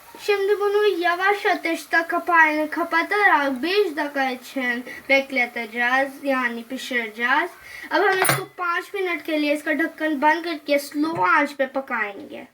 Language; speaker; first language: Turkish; non-native, learner; Hindi